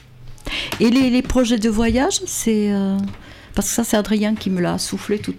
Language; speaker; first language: French; native; French